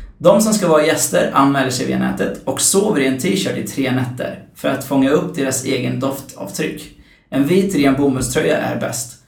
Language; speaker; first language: Swedish; early bilingual, other home language; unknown